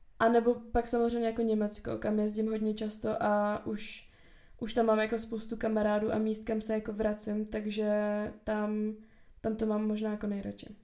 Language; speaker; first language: Czech; native; Czech